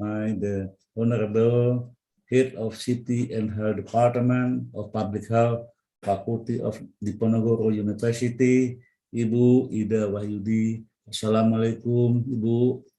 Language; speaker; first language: English; non-native, learner; Indonesian